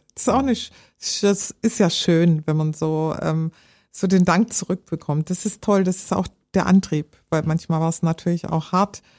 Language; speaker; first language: German; native; German